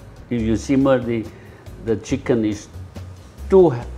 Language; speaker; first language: English; non-native, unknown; Indonesian